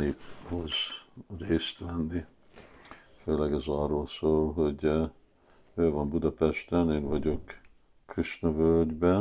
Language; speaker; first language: Hungarian; early bilingual, heritage; Hungarian